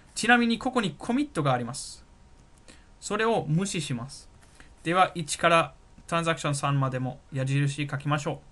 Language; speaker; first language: Japanese; non-native, fluent; German